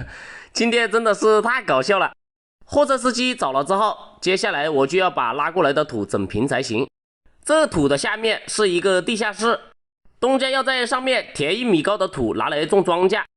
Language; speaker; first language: Chinese; native; Chinese